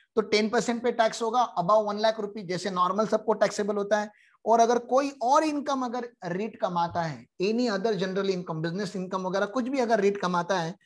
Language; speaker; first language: Hindi; non-native, local second language; Marathi